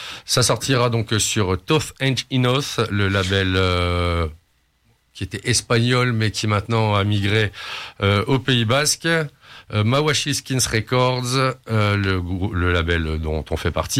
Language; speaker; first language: French; native; French